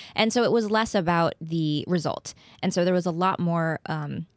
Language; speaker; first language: English; native; English